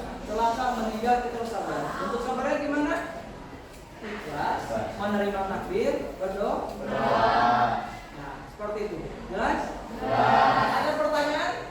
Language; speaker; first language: Malay; native; Malay